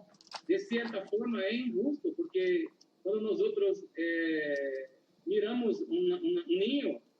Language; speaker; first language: Spanish; non-native, learner; Portuguese